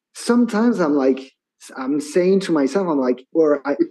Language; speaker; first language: English; non-native, fluent; French